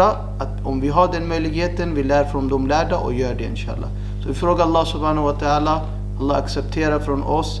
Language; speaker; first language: Swedish; non-native, fluent; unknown